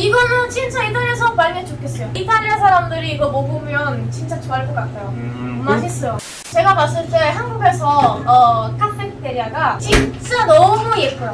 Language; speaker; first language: Korean; non-native, learner; Italian